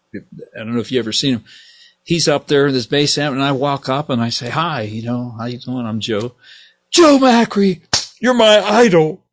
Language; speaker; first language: English; native; English